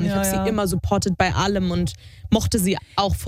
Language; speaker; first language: German; native; German